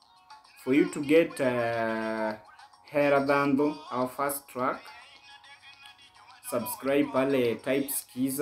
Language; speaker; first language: English; non-native, local second language; Luo (Kenya and Tanzania)